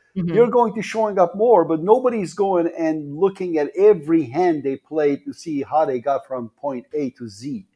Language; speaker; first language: English; non-native, fluent; Persian